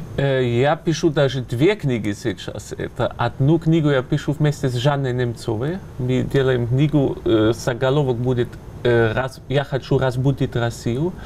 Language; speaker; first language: Russian; non-native, fluent; German